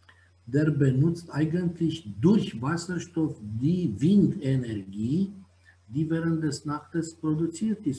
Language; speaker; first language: German; non-native, fluent; Romanian